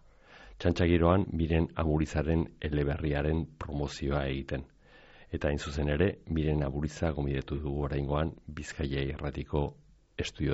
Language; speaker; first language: Basque; native; Basque